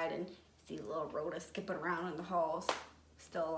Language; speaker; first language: English; native; English